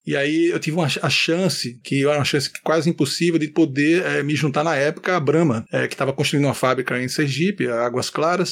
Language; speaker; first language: Portuguese; native; Portuguese